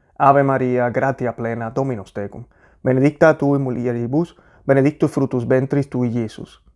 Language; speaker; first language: Spanish; native; Spanish